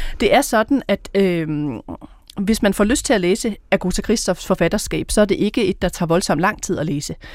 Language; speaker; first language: Danish; native; Danish